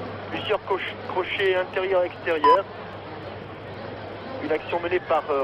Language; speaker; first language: French; native; French